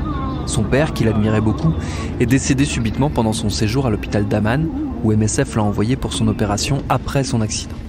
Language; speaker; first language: French; native; French